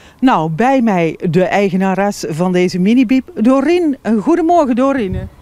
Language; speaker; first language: Dutch; native; Dutch